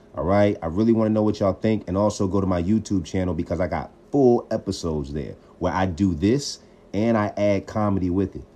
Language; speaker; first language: English; native; English